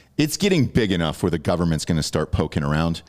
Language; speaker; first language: English; native; English